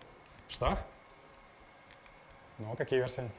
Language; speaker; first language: Russian; native; Russian